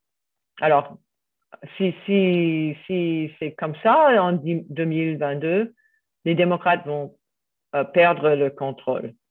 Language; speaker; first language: French; non-native, fluent; English